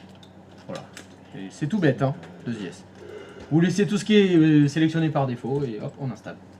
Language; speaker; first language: French; native; French